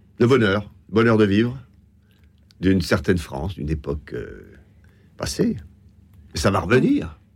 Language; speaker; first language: French; native; French